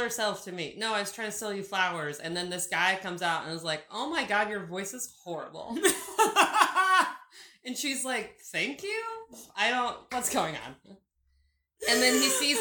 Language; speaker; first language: English; native; English